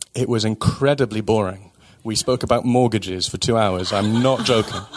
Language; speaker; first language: English; native; English